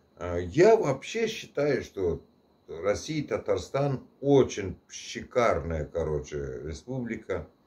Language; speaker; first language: Russian; non-native, local second language; Turkmen